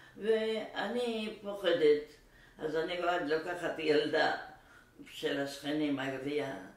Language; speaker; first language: Hebrew; non-native, fluent; Arabic